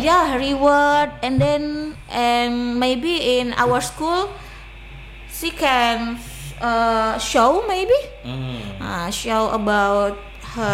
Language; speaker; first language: English; non-native, learner; Indonesian